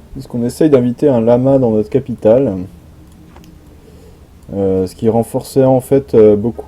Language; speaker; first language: French; native; French